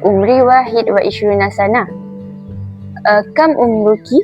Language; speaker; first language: Arabic; non-native, learner; Malay